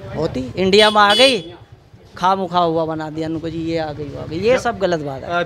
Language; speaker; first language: Hindi; native; Hindi